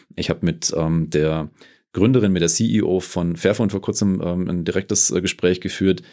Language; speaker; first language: German; native; German